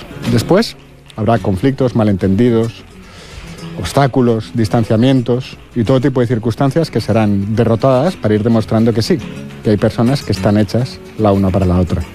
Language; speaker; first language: Spanish; native; Spanish